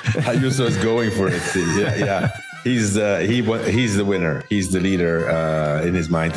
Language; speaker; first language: English; non-native, fluent; Dutch